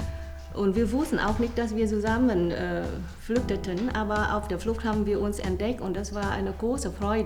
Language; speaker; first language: German; non-native, fluent; Vietnamese